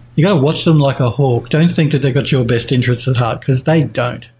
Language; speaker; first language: English; native; English